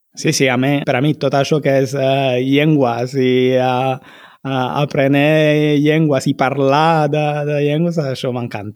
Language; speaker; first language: Catalan; non-native, fluent; Italian